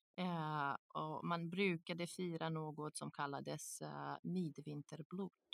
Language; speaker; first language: Swedish; non-native, fluent; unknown